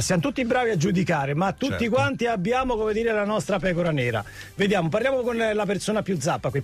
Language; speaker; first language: Italian; native; Italian